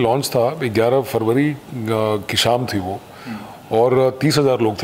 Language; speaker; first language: Hindi; native; Hindi